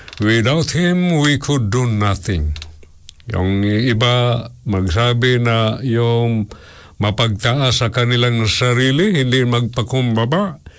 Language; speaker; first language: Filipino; non-native, local second language; Cebuano